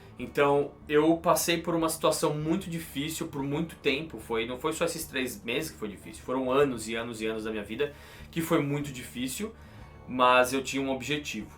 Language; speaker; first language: Portuguese; native; Portuguese